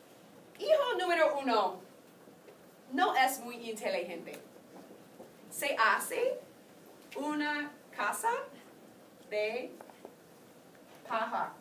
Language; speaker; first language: Spanish; non-native, fluent; English